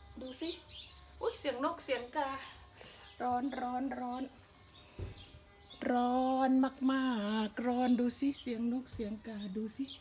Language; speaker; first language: Thai; native; Thai